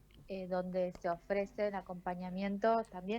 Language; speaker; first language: Spanish; native; Spanish